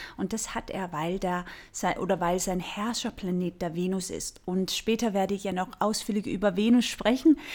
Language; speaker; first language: German; non-native, fluent; Danish